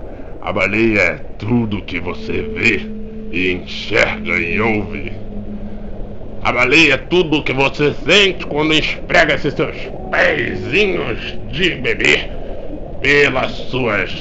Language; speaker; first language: Portuguese; native; Portuguese